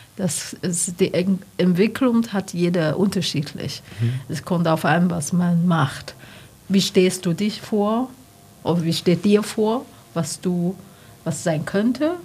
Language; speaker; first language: German; non-native, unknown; Chinese